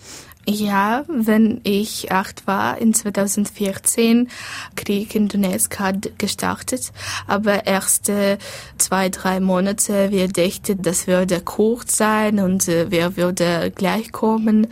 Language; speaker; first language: German; non-native, learner; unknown